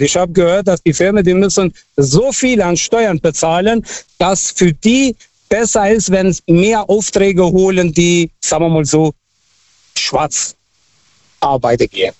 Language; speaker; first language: German; non-native, learner; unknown